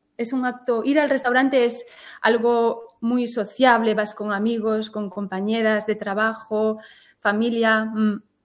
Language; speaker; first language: Spanish; native; Spanish